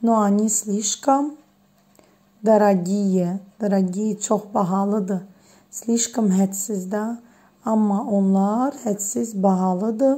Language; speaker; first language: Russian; non-native, fluent; Azerbaijani